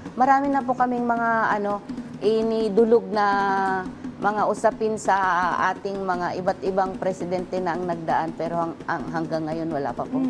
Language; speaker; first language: Filipino; non-native, local second language; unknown